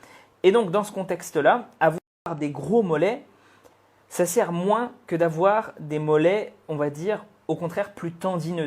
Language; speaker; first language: French; native; French